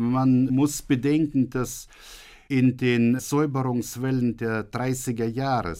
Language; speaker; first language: German; native; German